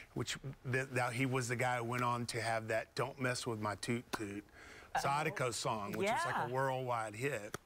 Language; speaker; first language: English; native; English